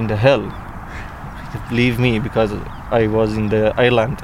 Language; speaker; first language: English; non-native, learner; Persian